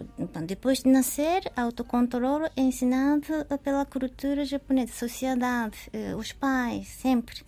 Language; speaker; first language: Portuguese; non-native, learner; Japanese